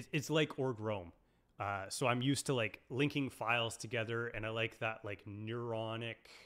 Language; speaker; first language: English; native; English